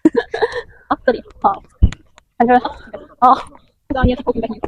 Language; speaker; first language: Chinese; non-native, learner; Filipino